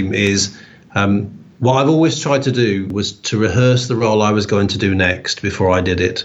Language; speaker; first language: English; native; English